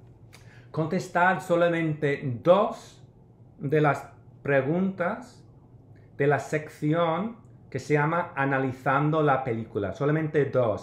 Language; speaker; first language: Spanish; non-native, fluent; English